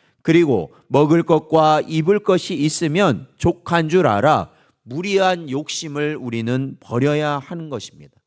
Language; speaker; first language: Korean; native; Korean